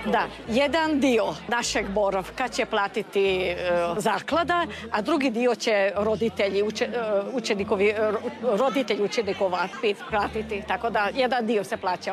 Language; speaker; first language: Serbian; early bilingual, heritage; Croatian